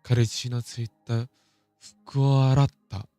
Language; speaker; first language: Japanese; non-native, learner; English